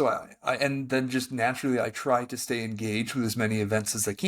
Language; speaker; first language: English; native; English